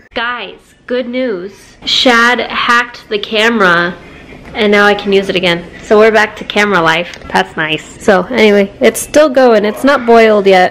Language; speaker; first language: English; native; English